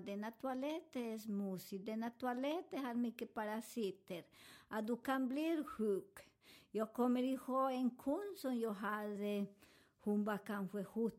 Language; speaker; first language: Swedish; non-native, fluent; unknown